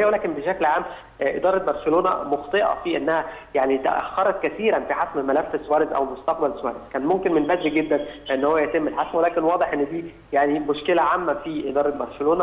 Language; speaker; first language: Arabic; native; Arabic